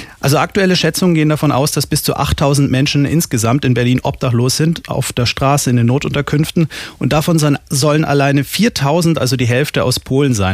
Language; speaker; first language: German; native; German